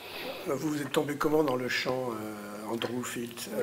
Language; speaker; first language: French; native; French